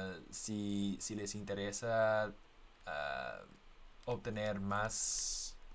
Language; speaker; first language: Spanish; non-native, fluent; English